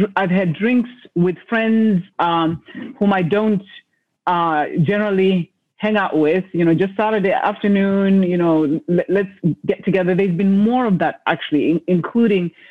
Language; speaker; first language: English; non-native, local second language; Shona